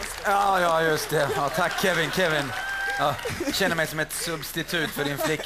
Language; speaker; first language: Swedish; native; Swedish